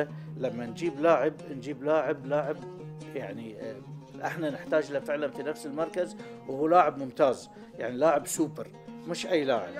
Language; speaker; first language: Arabic; native; Arabic